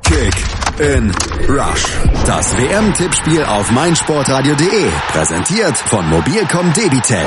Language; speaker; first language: German; native; German